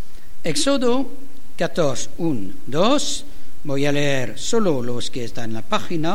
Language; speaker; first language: Spanish; non-native, learner; French